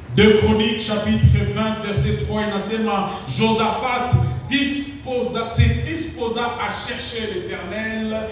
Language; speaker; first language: French; non-native, local second language; Swahili